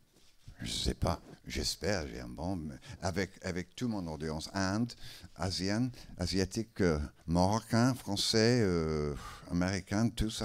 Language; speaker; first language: French; non-native, learner; English